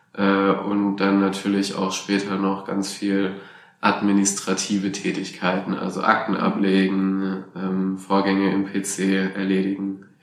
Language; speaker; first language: German; native; German